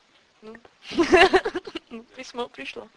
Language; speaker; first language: Russian; non-native, fluent; German